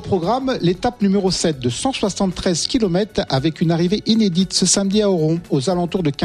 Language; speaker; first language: French; native; French